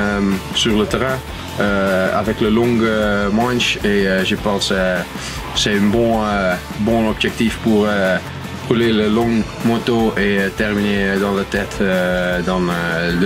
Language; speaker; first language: French; non-native, learner; Dutch